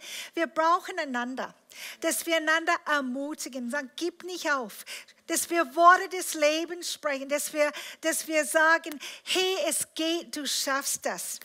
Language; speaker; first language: German; non-native, fluent; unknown